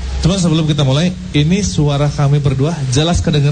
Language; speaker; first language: Indonesian; native; Indonesian